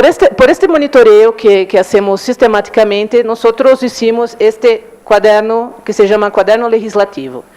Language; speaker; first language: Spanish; non-native, learner; Portuguese